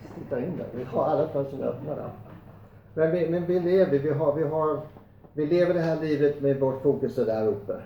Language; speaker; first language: Swedish; non-native, fluent; English